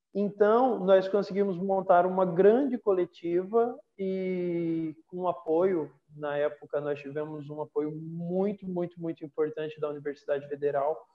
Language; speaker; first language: Portuguese; native; Portuguese